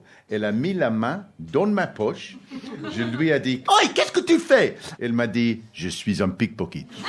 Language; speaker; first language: French; non-native, learner; English